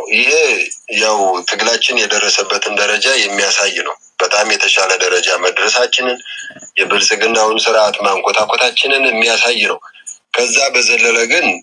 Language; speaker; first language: Amharic; native; Amharic